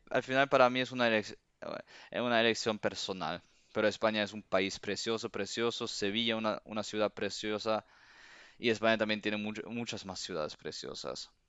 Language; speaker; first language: Spanish; early bilingual, heritage; Spanish